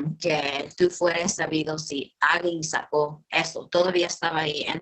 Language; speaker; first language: Spanish; early bilingual, heritage; Spanish